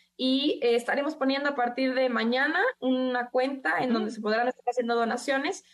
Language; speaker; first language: Spanish; native; Spanish